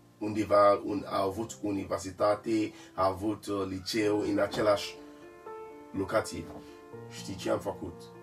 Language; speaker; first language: Romanian; non-native, learner; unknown